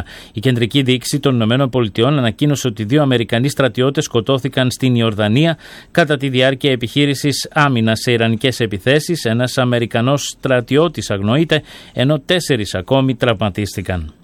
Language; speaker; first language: Greek; native; Greek